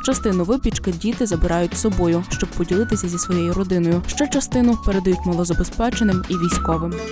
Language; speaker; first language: Ukrainian; native; Ukrainian